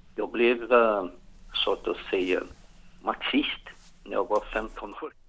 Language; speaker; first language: Swedish; non-native, fluent; Portuguese